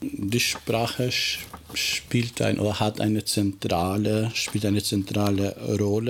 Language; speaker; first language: German; non-native, fluent; Albanian